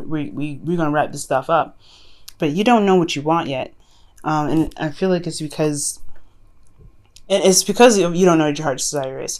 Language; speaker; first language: English; native; English